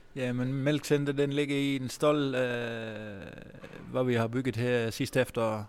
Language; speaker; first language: Danish; non-native, fluent; Dutch